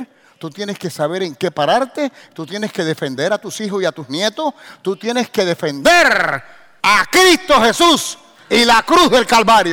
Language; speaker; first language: Spanish; native; Spanish